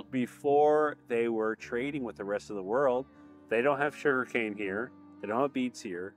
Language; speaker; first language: English; native; English